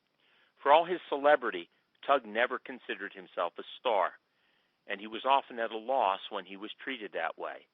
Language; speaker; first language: English; native; English